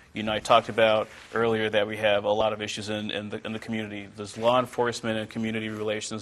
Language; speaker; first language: English; non-native, local second language; Yoruba